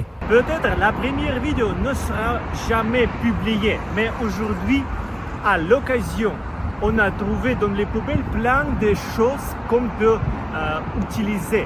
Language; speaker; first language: French; non-native, fluent; Russian